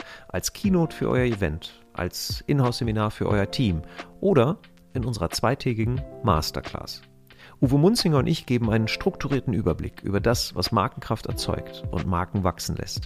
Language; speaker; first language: German; native; German